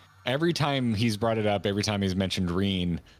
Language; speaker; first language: English; native; English